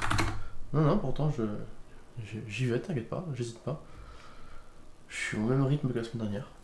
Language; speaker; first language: French; native; French